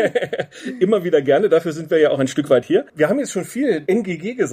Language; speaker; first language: German; native; German